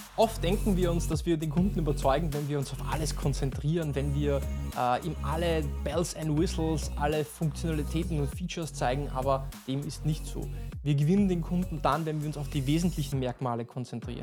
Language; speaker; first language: German; native; German